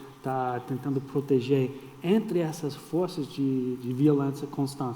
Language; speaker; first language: Portuguese; non-native, fluent; English